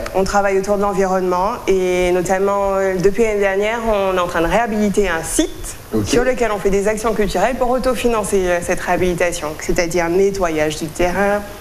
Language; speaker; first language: French; native; French